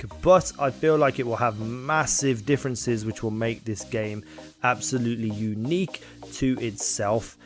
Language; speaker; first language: English; native; English